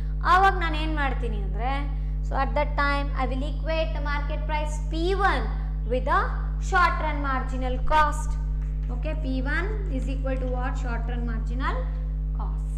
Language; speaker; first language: English; non-native, local second language; Kannada